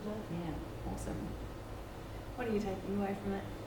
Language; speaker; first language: English; native; English